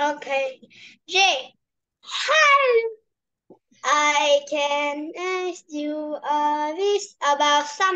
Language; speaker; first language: English; non-native, learner; Vietnamese